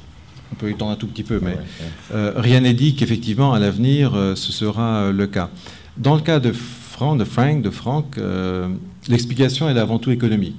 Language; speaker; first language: French; native; French